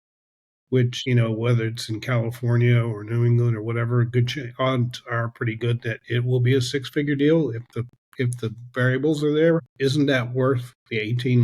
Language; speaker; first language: English; native; English